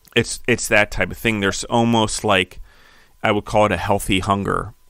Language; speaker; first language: English; native; English